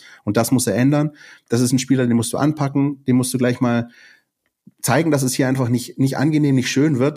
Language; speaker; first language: German; native; German